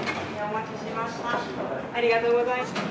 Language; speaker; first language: Japanese; native; Japanese